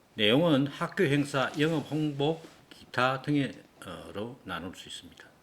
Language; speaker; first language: Korean; native; Korean